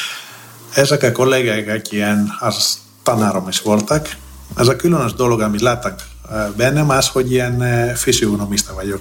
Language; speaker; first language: Hungarian; non-native, fluent; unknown